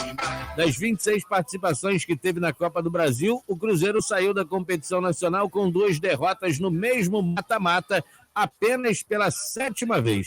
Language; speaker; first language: Portuguese; native; Portuguese